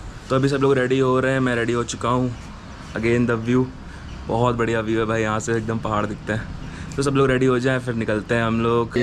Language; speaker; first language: Hindi; native; Hindi